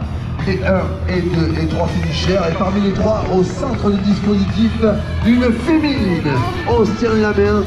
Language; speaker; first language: French; native; French